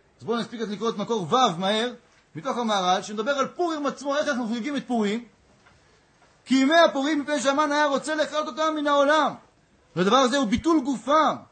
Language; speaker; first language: Hebrew; native; Hebrew